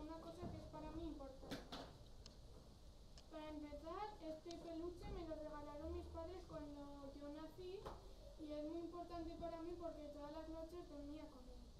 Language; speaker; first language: Spanish; non-native, local second language; Basque